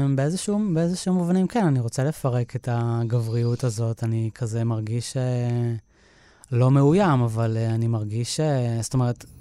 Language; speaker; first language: Hebrew; native; Hebrew